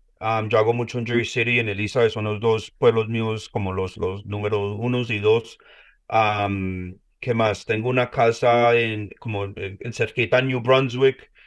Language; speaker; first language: Spanish; early bilingual, heritage; Spanish